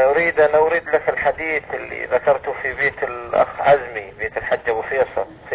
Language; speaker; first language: Arabic; native; Arabic